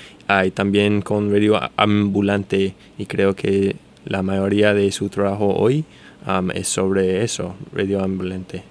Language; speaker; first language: Spanish; non-native, fluent; English